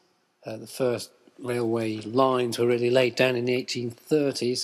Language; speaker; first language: English; native; English